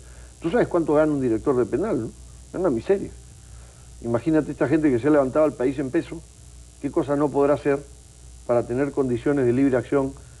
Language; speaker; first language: Spanish; native; Spanish